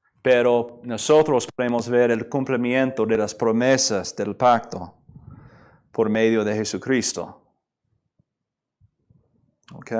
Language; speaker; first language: Spanish; non-native, fluent; English